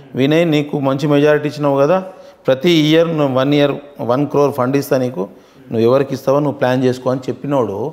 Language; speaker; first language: Telugu; native; Telugu